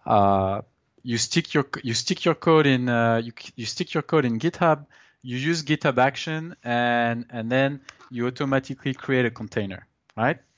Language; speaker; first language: English; non-native, fluent; French